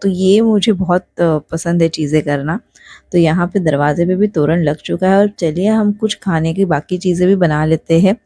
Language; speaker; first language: Hindi; non-native, local second language; Marathi